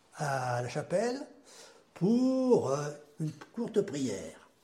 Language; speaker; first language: French; native; French